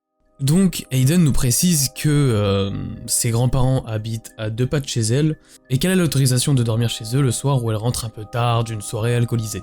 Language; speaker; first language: French; native; French